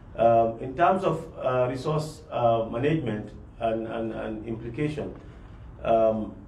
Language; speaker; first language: English; non-native, local second language; Mandingo